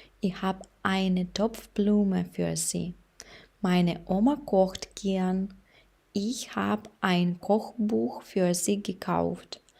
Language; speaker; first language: German; non-native, fluent; Ukrainian